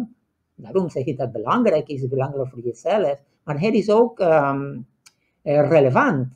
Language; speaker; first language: Dutch; non-native, fluent; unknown